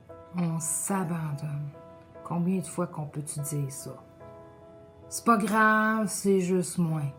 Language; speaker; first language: French; native; French